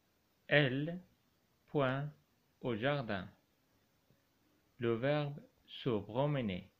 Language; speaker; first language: French; non-native, fluent; Arabic